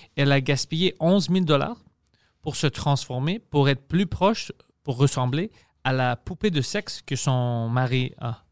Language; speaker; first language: French; non-native, fluent; Greek